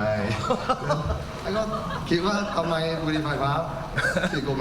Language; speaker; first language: Thai; non-native, learner; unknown